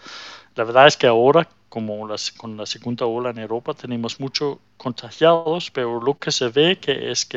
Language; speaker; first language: Spanish; non-native, fluent; Danish